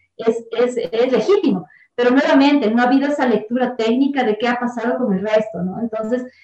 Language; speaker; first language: Spanish; native; Spanish